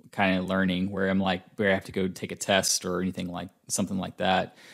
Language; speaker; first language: English; native; English